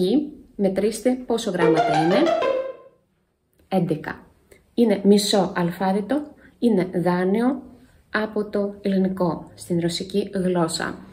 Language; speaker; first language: Greek; non-native, fluent; Russian